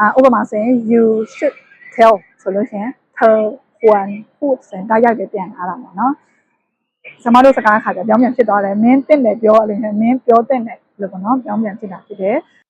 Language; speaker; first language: Burmese; native; Burmese